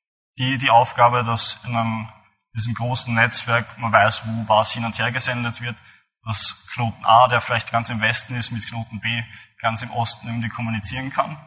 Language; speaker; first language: German; native; German